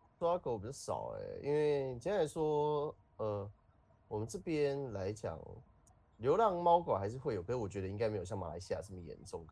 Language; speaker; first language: Chinese; native; Chinese